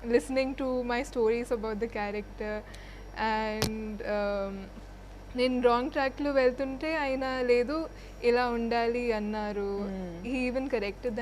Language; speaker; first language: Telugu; non-native, fluent; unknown